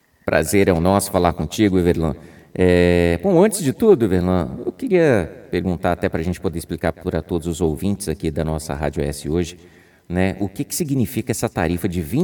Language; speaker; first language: Portuguese; native; Portuguese